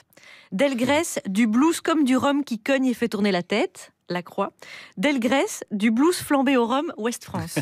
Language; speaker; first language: French; native; French